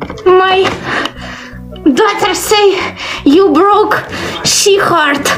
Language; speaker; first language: English; non-native, learner; Russian